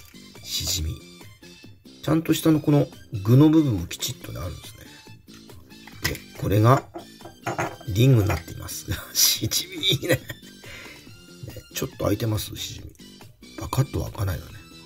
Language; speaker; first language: Japanese; native; Japanese